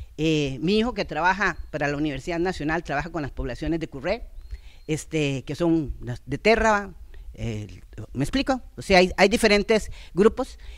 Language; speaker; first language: Spanish; native; Spanish